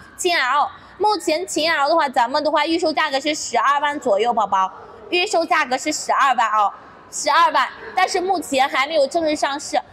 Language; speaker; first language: Chinese; native; Chinese